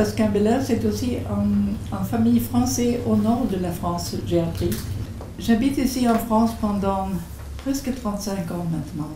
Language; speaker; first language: French; non-native, fluent; Swedish